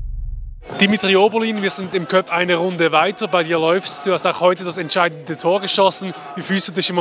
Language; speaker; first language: German; native; German